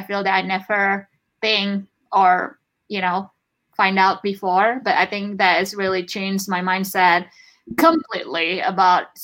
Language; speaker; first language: English; non-native, fluent; Indonesian